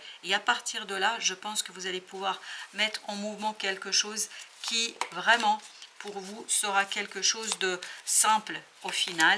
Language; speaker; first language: French; native; French